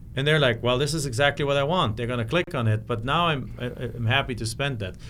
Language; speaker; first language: English; non-native, fluent; German